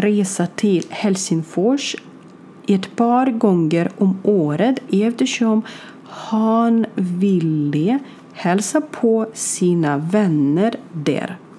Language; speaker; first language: Swedish; non-native, learner; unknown